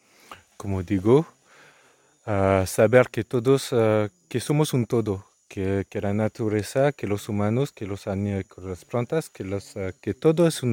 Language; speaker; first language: Spanish; non-native, learner; French